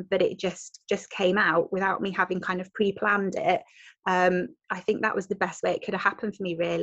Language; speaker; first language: English; native; English